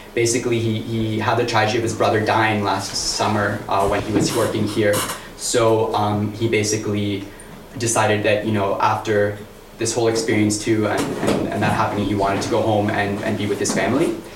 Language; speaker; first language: English; native; English